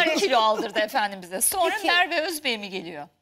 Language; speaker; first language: Turkish; native; Turkish